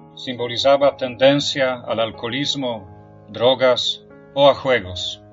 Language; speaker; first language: Spanish; non-native, fluent; Polish